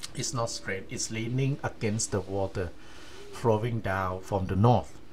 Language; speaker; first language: English; non-native, fluent; Thai